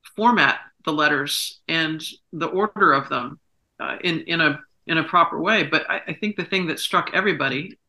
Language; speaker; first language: English; native; English